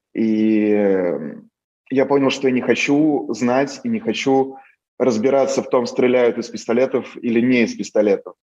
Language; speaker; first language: Russian; native; Russian